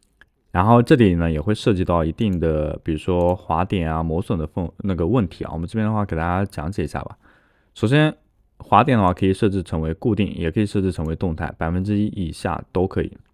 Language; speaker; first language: Chinese; native; Chinese